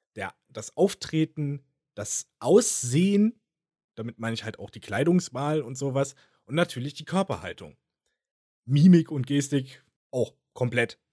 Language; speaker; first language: German; native; German